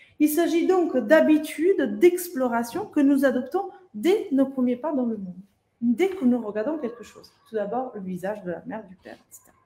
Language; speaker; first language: French; non-native, fluent; Italian